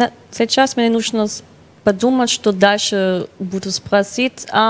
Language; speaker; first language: Russian; non-native, learner; German